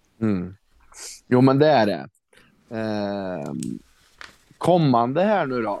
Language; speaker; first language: Swedish; native; Swedish